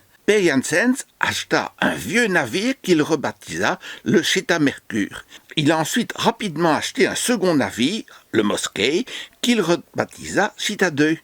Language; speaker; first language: French; native; French